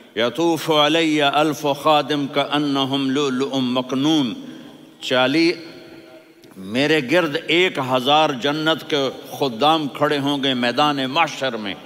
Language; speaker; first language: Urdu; non-native, local second language; Punjabi